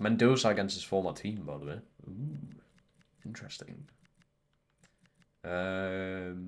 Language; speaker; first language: English; native; English